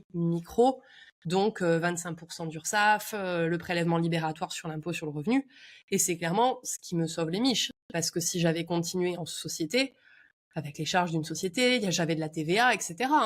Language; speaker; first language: French; native; French